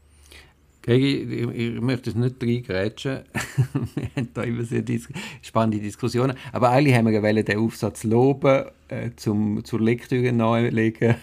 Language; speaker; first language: German; native; German